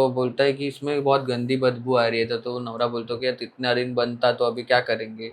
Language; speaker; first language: Hindi; non-native, local second language; Marathi